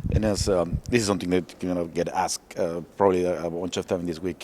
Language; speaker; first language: English; non-native, fluent; Spanish